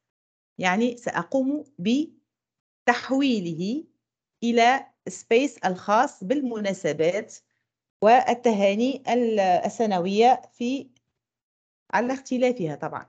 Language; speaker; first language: Arabic; native; Arabic